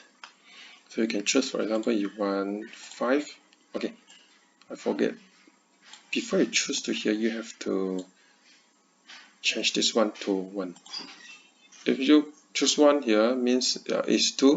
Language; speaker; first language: English; non-native, learner; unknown